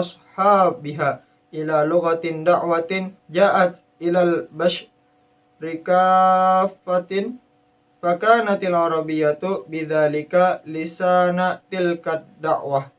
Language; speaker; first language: Arabic; non-native, learner; Indonesian